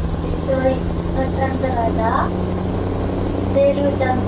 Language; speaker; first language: Spanish; non-native, learner; French